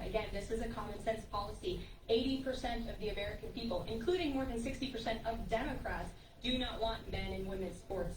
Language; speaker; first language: English; native; English